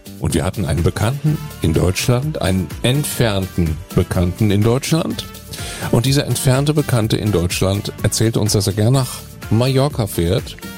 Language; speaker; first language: German; native; German